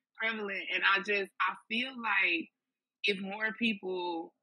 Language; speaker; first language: English; native; English